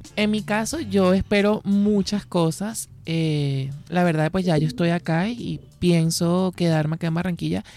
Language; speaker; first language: Spanish; native; Spanish